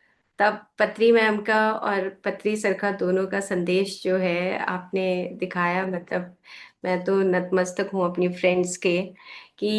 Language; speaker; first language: Hindi; native; Hindi